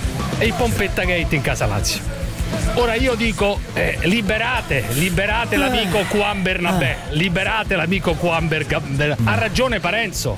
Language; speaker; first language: Italian; native; Italian